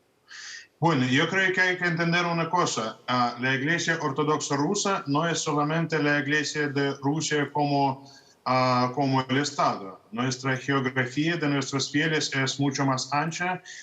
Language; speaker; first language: Spanish; non-native, fluent; Russian